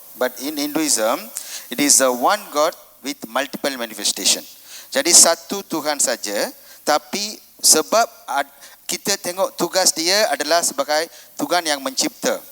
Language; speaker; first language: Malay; non-native, local second language; Tamil